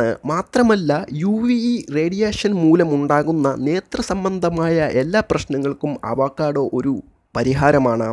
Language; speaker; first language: Malayalam; native; Malayalam